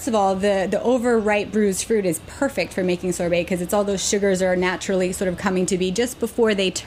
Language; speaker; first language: English; native; English